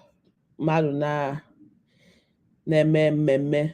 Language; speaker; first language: Igbo; non-native, learner; English